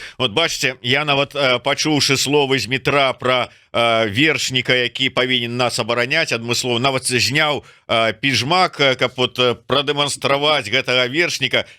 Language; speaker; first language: Belarusian; non-native, local second language; Russian